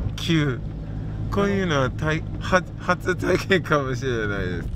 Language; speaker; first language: Japanese; non-native, fluent; English